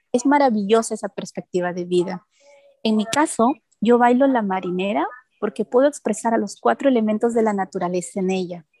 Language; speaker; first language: Spanish; native; Spanish